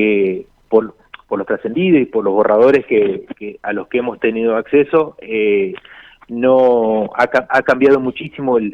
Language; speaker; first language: Spanish; native; Spanish